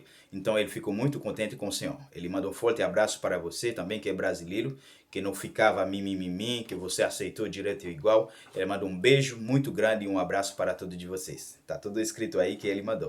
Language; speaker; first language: Portuguese; non-native, learner; Haitian Creole